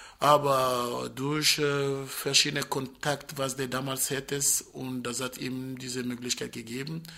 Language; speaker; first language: German; non-native, fluent; Portuguese